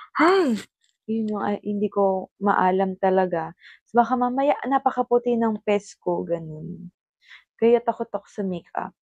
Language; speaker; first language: Filipino; native; Filipino